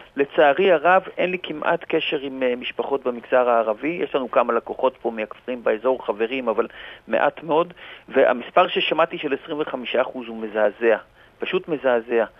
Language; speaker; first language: Hebrew; native; Hebrew